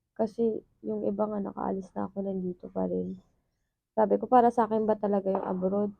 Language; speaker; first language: Filipino; native; Filipino